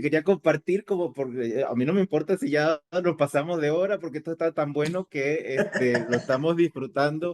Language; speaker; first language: Spanish; native; Spanish